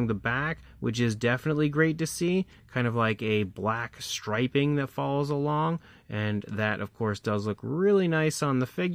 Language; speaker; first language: English; native; English